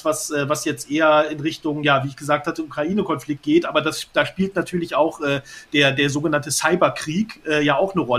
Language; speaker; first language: German; native; German